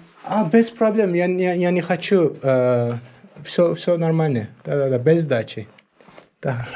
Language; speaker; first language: Russian; non-native, learner; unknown